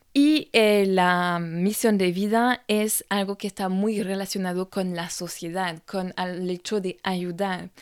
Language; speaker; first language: Spanish; non-native, fluent; French